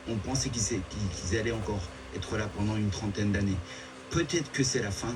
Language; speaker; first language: French; early bilingual, other home language; Persian